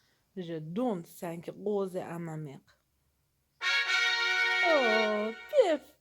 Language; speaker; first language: French; non-native, learner; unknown